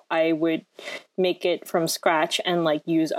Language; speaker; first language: English; non-native, local second language; Cantonese